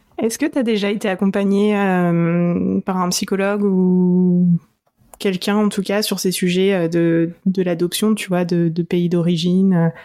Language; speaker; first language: French; native; French